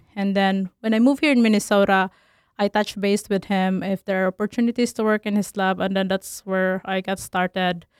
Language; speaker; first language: English; non-native, local second language; Cebuano